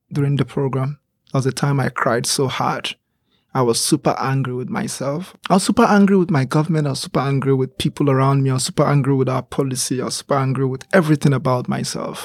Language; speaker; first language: English; non-native, local second language; Igbo